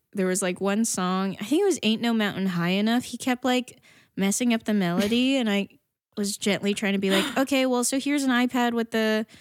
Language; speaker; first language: English; native; English